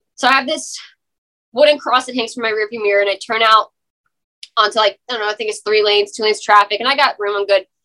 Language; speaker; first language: English; native; English